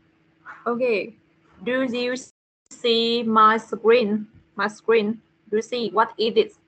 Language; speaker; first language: English; non-native, fluent; Vietnamese